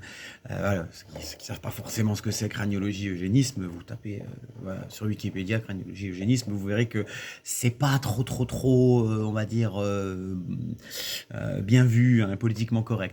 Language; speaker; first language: French; native; French